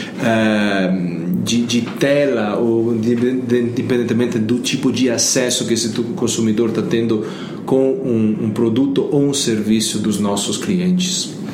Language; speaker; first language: Portuguese; non-native, fluent; Italian